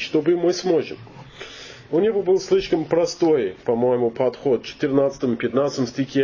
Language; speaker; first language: Russian; non-native, learner; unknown